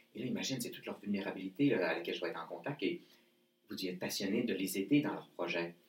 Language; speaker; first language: French; native; French